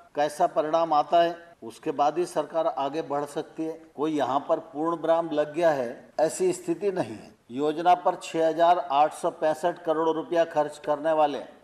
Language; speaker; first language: Hindi; native; Hindi